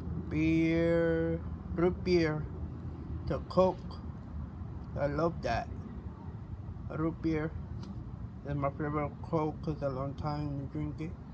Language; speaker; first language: English; non-native, learner; Spanish